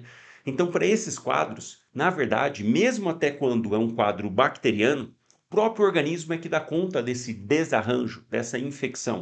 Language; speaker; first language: Portuguese; native; Portuguese